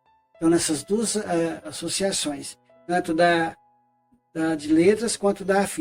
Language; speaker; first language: Portuguese; native; Portuguese